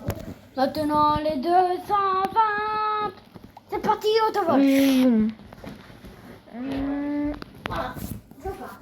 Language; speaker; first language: French; native; French